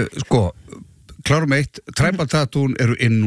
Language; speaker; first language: Icelandic; native; Icelandic